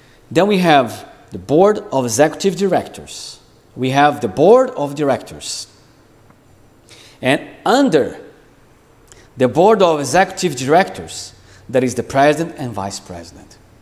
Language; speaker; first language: English; non-native, fluent; Portuguese